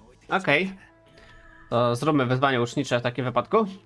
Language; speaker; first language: Polish; native; Polish